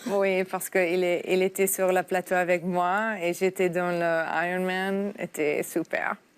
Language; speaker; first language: French; non-native, learner; English